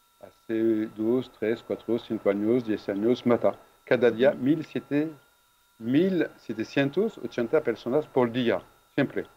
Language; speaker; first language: Spanish; non-native, fluent; French